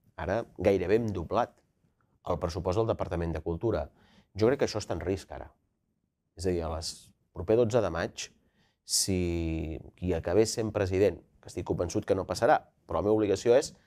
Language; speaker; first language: Catalan; native; Catalan